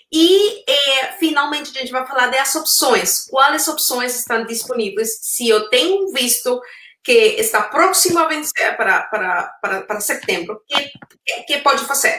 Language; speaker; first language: Portuguese; non-native, fluent; Spanish